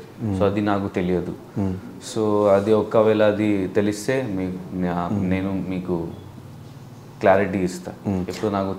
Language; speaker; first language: Telugu; non-native, learner; Hindi